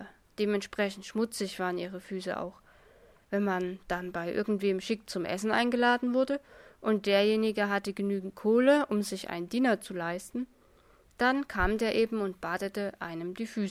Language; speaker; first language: German; native; German